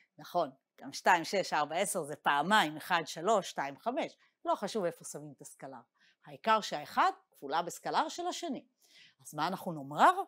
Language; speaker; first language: Hebrew; native; Hebrew